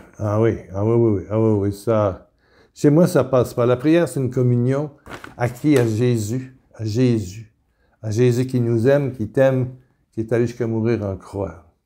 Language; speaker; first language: French; native; French